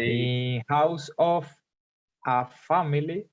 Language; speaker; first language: English; non-native, learner; Spanish